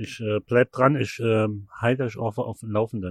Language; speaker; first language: German; native; German